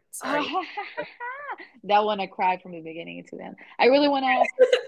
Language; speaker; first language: English; non-native, fluent; Portuguese